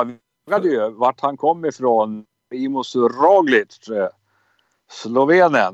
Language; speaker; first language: Swedish; native; Swedish